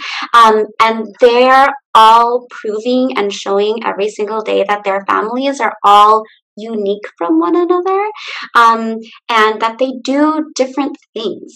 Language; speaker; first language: English; early bilingual, other home language; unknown